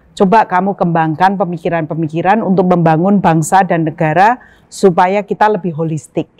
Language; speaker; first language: Indonesian; native; Indonesian